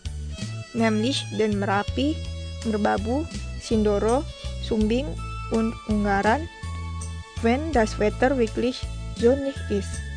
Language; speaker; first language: German; non-native, fluent; Indonesian